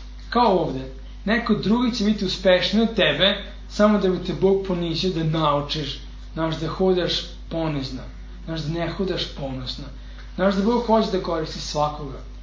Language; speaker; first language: Serbian; non-native, fluent; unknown